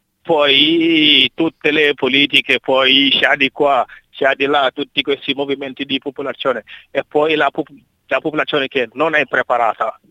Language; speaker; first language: Italian; non-native, fluent; Wolof